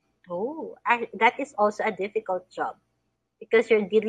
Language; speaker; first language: English; non-native, fluent; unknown